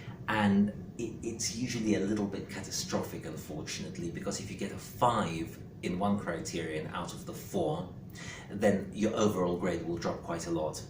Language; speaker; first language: English; non-native, fluent; Greek